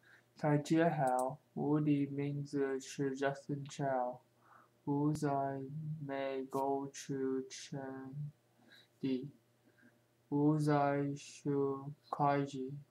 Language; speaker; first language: Chinese; non-native, learner; English